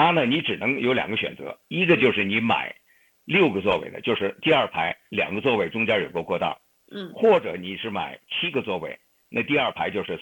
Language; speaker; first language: Chinese; native; Chinese